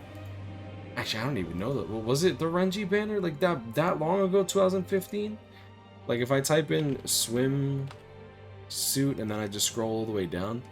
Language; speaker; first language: English; native; English